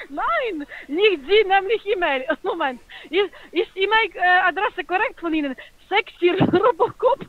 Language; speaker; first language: German; non-native, learner; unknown